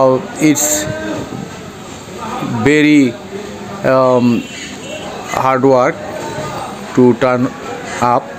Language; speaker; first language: English; non-native, learner; Bangla